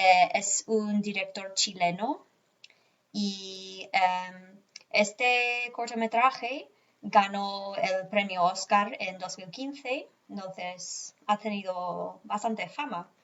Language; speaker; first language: Spanish; non-native, fluent; English